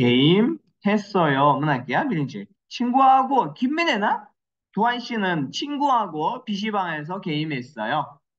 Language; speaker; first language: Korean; non-native, fluent; Kyrgyz